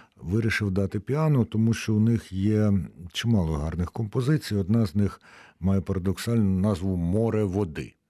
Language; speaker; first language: Ukrainian; native; Ukrainian